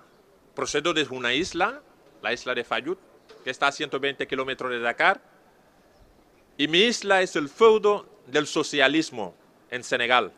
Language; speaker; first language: Spanish; non-native, fluent; Serer